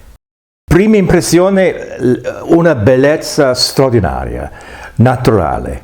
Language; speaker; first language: Italian; non-native, fluent; English